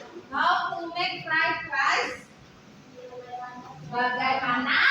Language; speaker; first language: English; non-native, fluent; Indonesian